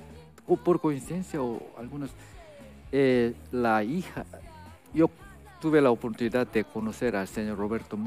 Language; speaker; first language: Spanish; non-native, fluent; Korean